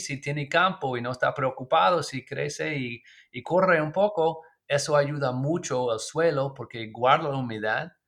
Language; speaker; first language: Spanish; non-native, learner; English